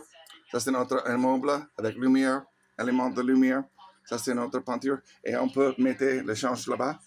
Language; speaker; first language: French; non-native, learner; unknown